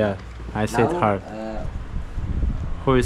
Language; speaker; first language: English; non-native, learner; Russian